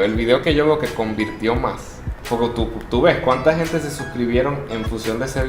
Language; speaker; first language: Spanish; native; Spanish